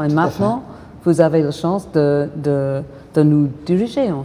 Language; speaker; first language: French; non-native, fluent; English